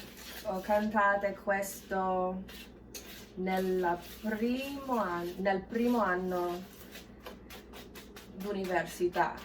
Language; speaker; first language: Italian; non-native, learner; English